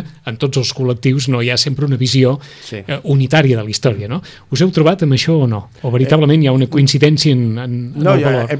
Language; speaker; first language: Catalan; native; Catalan